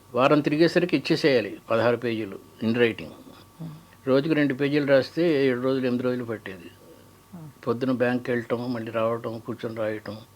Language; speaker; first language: Telugu; native; Telugu